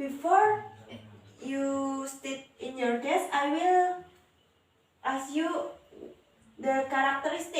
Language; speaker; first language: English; non-native, learner; Indonesian